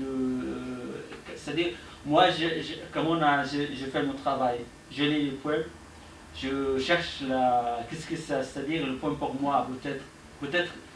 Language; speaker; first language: French; non-native, learner; Arabic